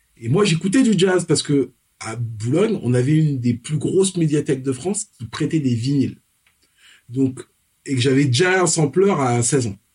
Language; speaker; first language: French; early bilingual, other home language; Fon